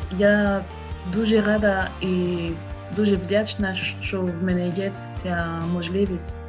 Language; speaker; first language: Ukrainian; non-native, learner; French